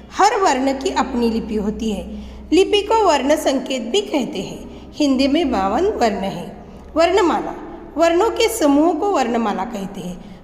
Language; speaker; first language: Hindi; non-native, local second language; Marathi